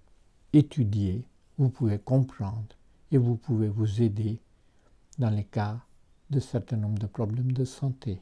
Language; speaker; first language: French; non-native, fluent; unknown